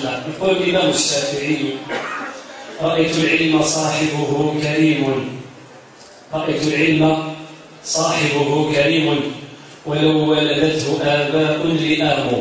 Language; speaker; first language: Arabic; native; Arabic